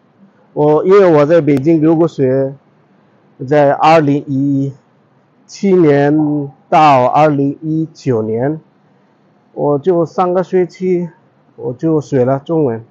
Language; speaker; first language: Chinese; non-native, fluent; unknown